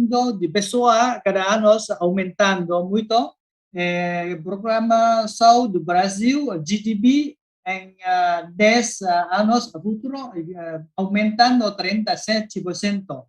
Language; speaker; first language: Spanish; non-native, learner; Vietnamese